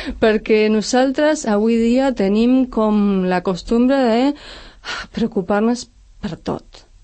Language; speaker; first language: Catalan; non-native, fluent; Spanish